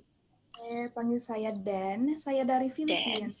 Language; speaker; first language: Indonesian; non-native, learner; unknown